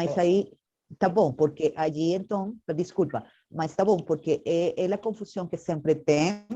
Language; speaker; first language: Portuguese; non-native, learner; Spanish